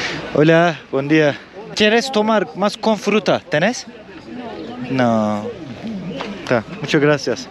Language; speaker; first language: Spanish; non-native, learner; Turkish